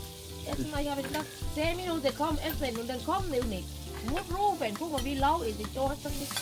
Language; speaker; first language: German; non-native, learner; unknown